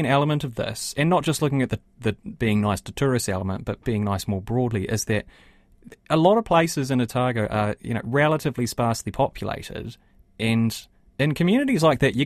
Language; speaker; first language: English; native; English